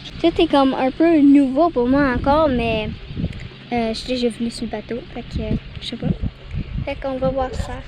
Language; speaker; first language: French; native; French